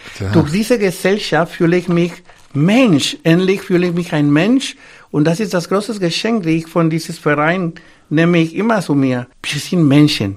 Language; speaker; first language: German; non-native, fluent; Spanish